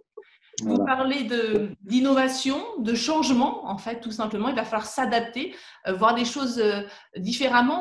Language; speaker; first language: French; native; French